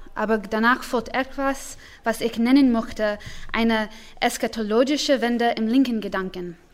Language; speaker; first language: German; non-native, learner; English